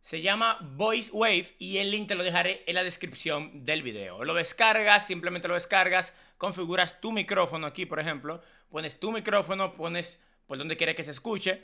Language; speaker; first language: Spanish; native; Spanish